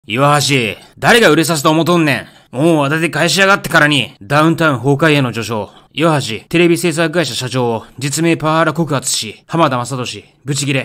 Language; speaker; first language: Japanese; native; Japanese